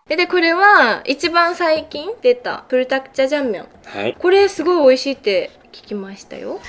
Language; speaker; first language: Japanese; native; Japanese